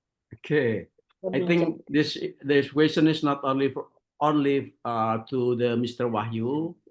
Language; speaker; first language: English; non-native, learner; Indonesian